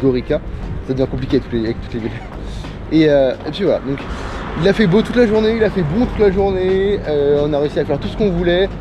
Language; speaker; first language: French; native; French